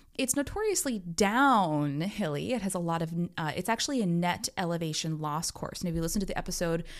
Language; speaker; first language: English; native; English